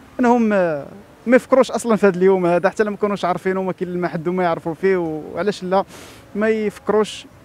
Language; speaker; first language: Arabic; native; Arabic